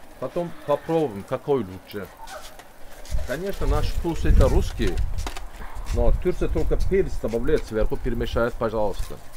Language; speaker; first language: Russian; non-native, learner; Turkish